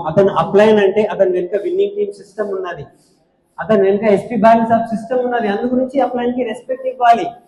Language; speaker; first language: Telugu; non-native, local second language; Hindi